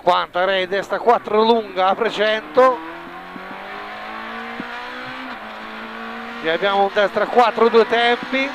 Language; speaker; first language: Italian; native; Italian